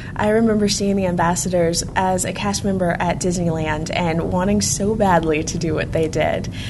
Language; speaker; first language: English; native; English